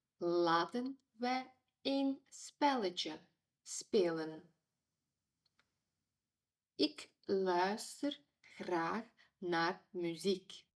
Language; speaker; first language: Dutch; non-native, fluent; Ukrainian